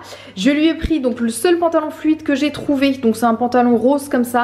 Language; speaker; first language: French; native; French